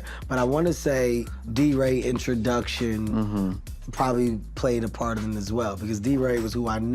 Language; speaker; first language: English; native; English